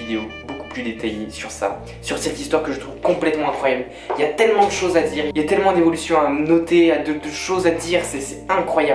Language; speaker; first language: French; native; French